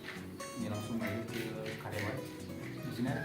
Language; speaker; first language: Indonesian; native; Indonesian